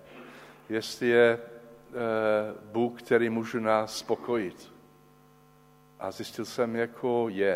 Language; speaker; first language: Czech; non-native, learner; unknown